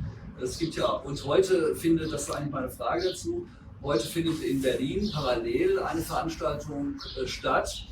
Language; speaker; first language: German; native; German